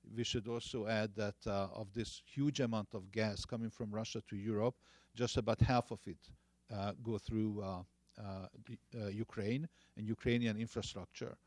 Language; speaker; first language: English; non-native, fluent; Hungarian